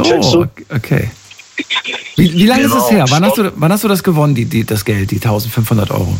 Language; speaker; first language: German; native; German